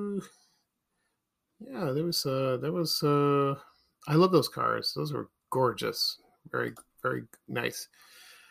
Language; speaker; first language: English; native; English